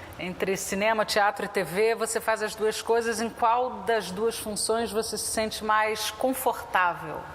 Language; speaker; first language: Portuguese; native; Portuguese